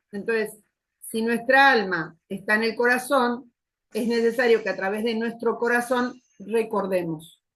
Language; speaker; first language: Spanish; native; Spanish